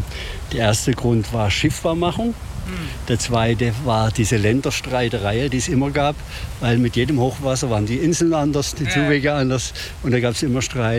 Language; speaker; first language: German; native; German